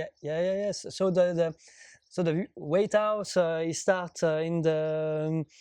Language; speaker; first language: English; non-native, learner; French